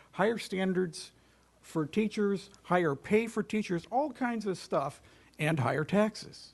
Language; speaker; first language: English; native; English